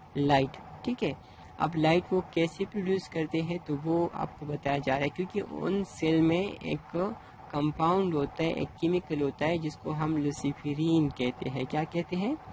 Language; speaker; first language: Urdu; non-native, local second language; Pashto